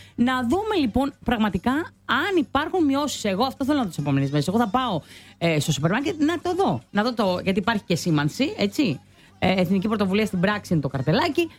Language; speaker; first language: Greek; native; Greek